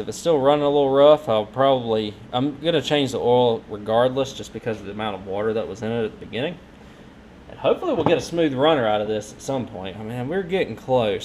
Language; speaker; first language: English; native; English